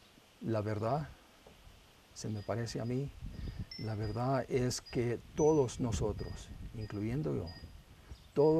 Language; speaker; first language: Spanish; non-native, local second language; English